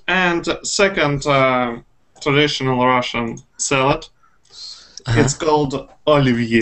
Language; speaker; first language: English; non-native, fluent; Russian